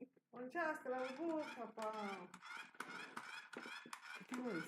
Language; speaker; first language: Spanish; native; Spanish